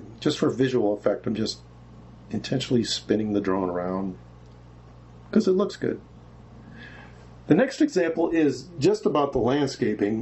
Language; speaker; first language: English; native; English